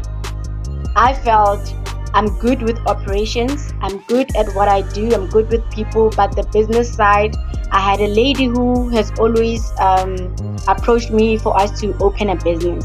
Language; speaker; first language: English; non-native, local second language; Tswana